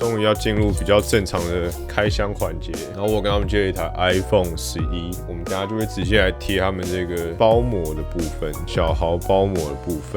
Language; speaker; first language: Chinese; native; Chinese